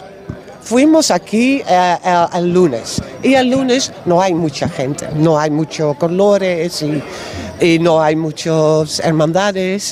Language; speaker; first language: Spanish; non-native, learner; Dutch